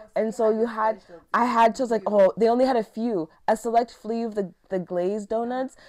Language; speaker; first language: English; early bilingual, other home language; Yoruba